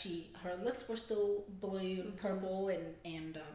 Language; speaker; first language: English; non-native, fluent; German